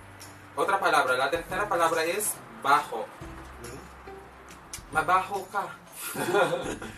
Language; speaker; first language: Spanish; non-native, fluent; Filipino